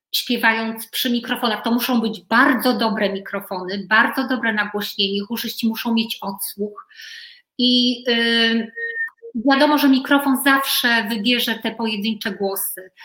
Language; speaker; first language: Polish; native; Polish